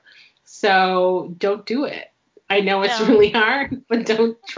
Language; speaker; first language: English; native; English